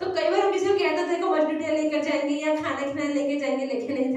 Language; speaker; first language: Hindi; native; Hindi